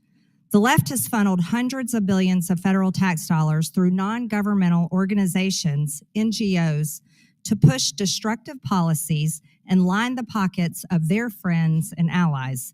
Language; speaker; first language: English; native; English